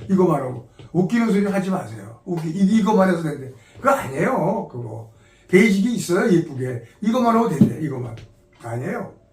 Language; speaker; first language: Korean; native; Korean